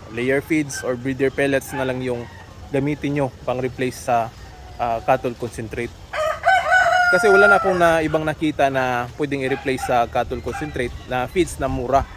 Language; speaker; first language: Filipino; non-native, local second language; Cebuano